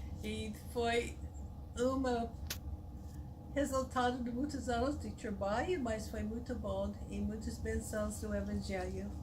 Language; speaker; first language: Portuguese; non-native, learner; English